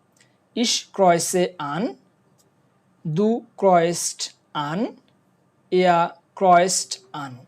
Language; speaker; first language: German; non-native, fluent; Bangla